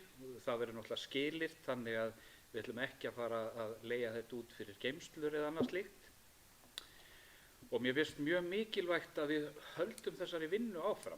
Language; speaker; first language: Icelandic; native; Icelandic